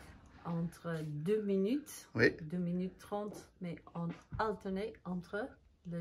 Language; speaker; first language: French; non-native, learner; English